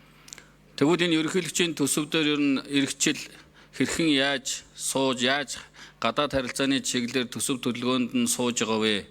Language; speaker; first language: Mongolian; native; Mongolian